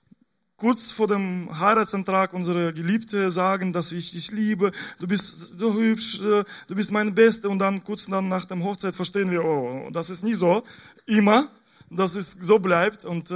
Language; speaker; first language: German; non-native, fluent; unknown